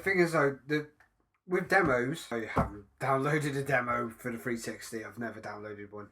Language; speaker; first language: English; native; English